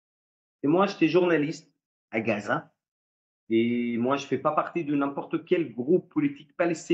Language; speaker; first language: French; non-native, fluent; Arabic